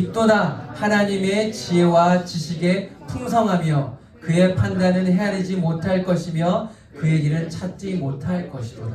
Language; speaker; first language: Korean; native; Korean